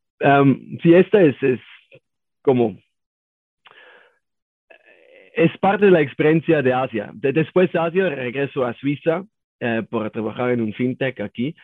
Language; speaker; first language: Spanish; non-native, learner; German